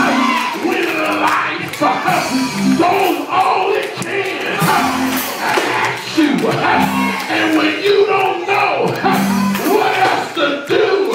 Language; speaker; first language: English; native; English